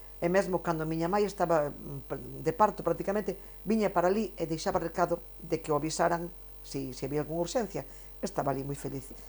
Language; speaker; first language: Galician; non-native, local second language; Spanish